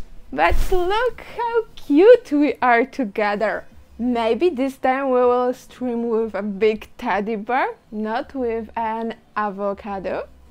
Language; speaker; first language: English; non-native, fluent; Polish